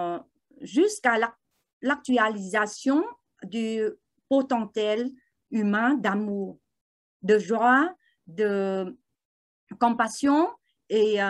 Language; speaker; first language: French; non-native, learner; Vietnamese